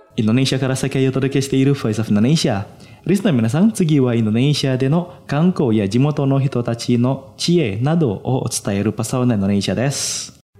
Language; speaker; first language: Japanese; non-native, fluent; Indonesian